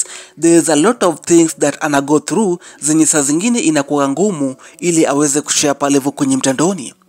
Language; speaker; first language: Swahili; non-native, local second language; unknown